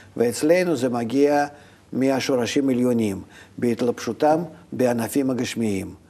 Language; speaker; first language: Hebrew; non-native, fluent; Russian